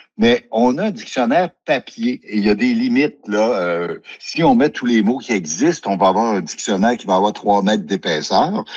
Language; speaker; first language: French; native; French